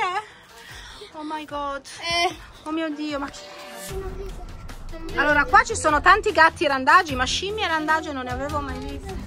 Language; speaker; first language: Italian; native; Italian